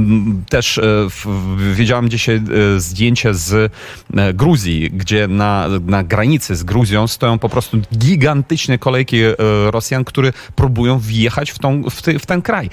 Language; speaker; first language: Polish; non-native, fluent; Ukrainian